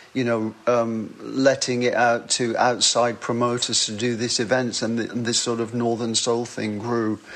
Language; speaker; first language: English; native; English